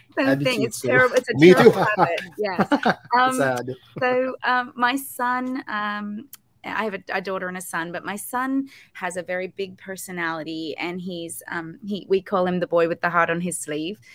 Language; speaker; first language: English; native; English